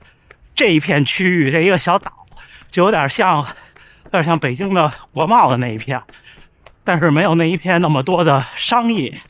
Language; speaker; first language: Chinese; native; Chinese